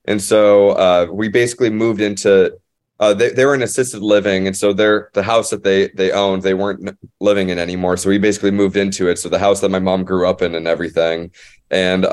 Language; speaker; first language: English; native; English